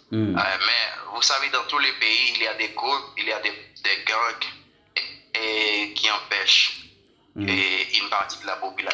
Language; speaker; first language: French; non-native, local second language; Haitian Creole